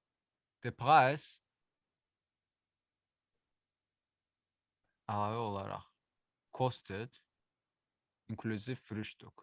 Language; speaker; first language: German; non-native, learner; Azerbaijani